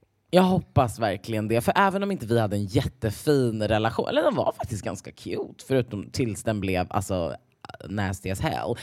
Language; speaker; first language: Swedish; native; Swedish